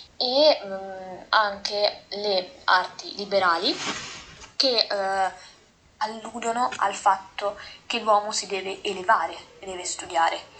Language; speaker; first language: Italian; native; Italian